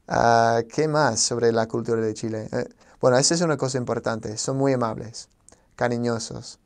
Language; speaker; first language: Spanish; non-native, fluent; English